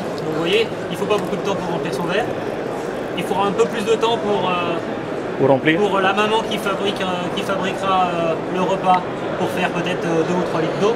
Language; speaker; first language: French; native; French